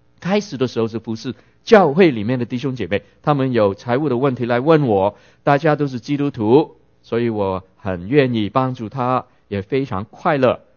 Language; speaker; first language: Chinese; non-native, local second language; Cantonese